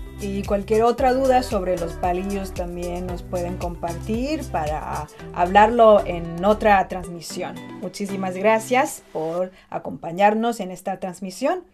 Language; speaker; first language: Spanish; non-native, fluent; Chinese